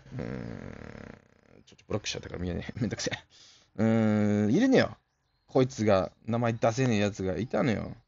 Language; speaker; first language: Japanese; native; Japanese